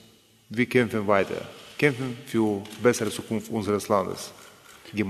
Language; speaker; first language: German; non-native, fluent; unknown